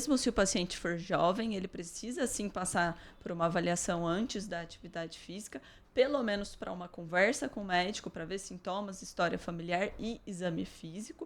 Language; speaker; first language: Portuguese; native; Portuguese